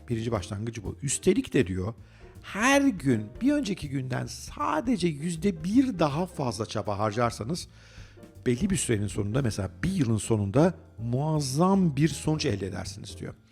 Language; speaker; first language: Turkish; native; Turkish